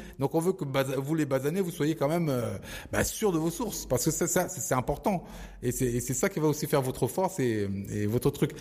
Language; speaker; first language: French; early bilingual, other home language; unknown